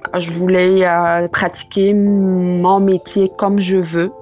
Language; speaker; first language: French; non-native, local second language; Arabic